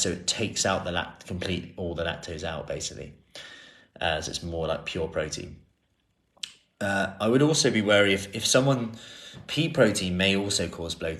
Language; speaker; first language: English; native; English